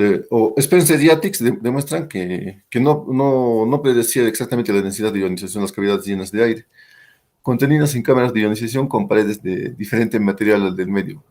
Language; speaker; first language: Spanish; native; Spanish